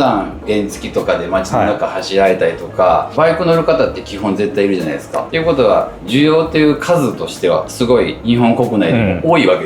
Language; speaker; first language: Japanese; native; Japanese